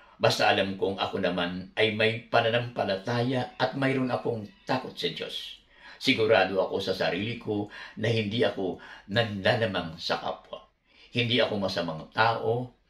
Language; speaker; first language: Filipino; native; Filipino